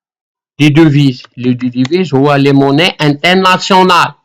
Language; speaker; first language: French; non-native, local second language; Arabic